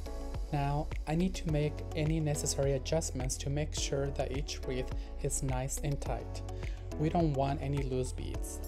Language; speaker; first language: English; non-native, fluent; Spanish